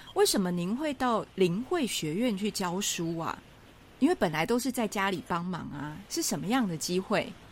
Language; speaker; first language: Chinese; native; Chinese